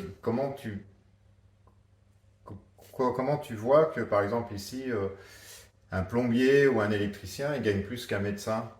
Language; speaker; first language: French; native; French